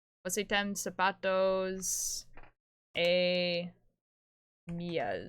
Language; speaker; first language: Portuguese; non-native, learner; English